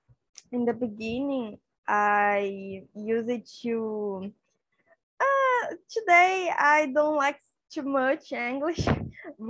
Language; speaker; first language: English; non-native, learner; Portuguese